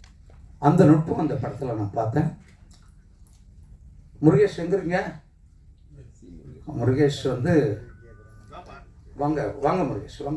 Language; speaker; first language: Tamil; native; Tamil